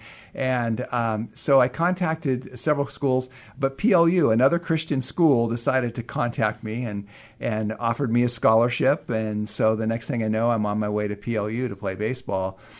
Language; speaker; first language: English; native; English